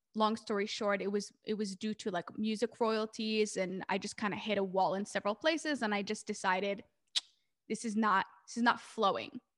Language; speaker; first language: English; early bilingual, other home language; Hebrew